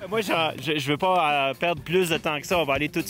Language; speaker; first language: French; native; French